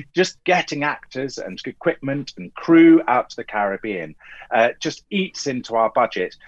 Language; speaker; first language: English; native; English